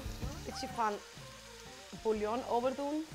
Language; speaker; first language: Dutch; non-native, fluent; Icelandic